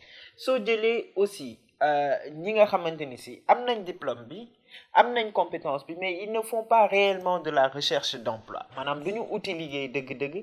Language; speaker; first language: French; non-native, local second language; Wolof